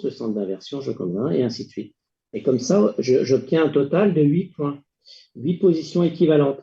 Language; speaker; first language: French; native; French